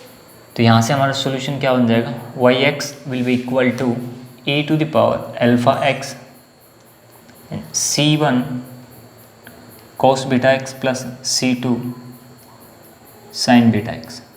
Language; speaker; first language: Hindi; native; Hindi